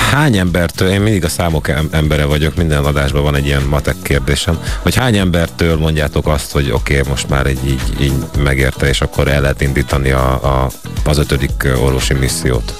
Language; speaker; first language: Hungarian; native; Hungarian